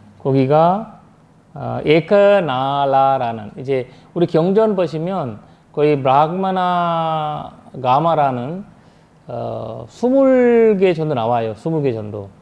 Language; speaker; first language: Korean; non-native, fluent; Sinhala